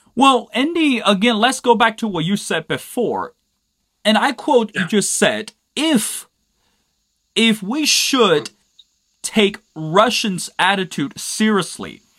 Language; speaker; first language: English; non-native, fluent; Chinese